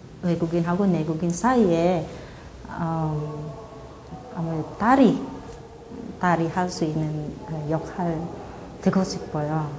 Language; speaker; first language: Korean; non-native, fluent; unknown